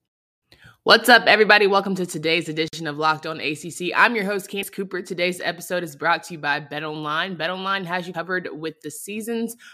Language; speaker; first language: English; native; English